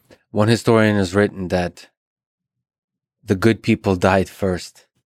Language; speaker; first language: English; early bilingual, other home language; Russian